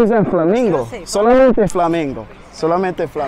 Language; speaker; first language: Spanish; non-native, learner; English